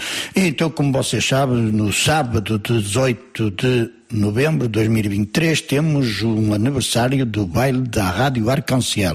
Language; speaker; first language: Portuguese; early bilingual, heritage; Portuguese